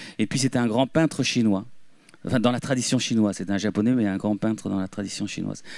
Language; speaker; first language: French; native; French